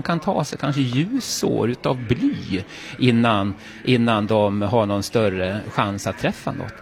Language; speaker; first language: Swedish; native; Swedish